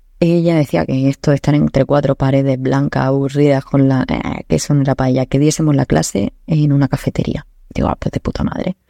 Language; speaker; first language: Spanish; native; Spanish